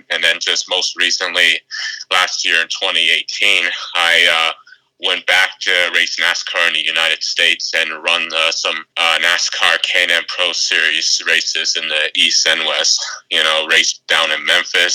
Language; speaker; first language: English; native; English